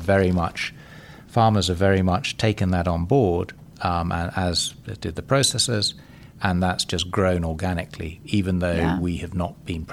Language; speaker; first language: English; native; English